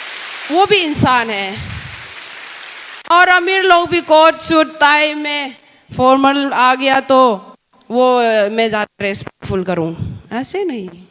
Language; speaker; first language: Hindi; non-native, local second language; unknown